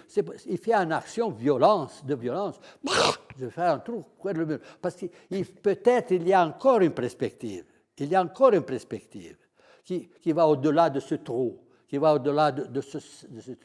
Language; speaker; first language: French; non-native, fluent; Italian